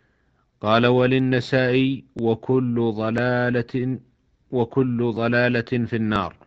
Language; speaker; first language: Arabic; native; Arabic